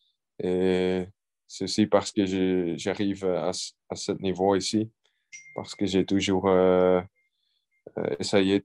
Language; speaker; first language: French; non-native, local second language; Dutch